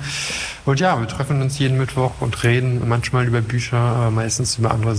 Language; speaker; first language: German; non-native, fluent; French